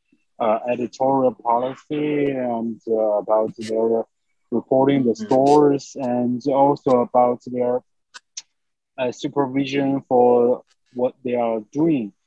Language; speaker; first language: English; non-native, fluent; Chinese